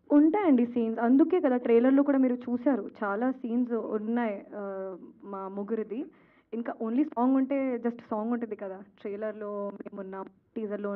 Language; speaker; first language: Telugu; non-native, local second language; Hindi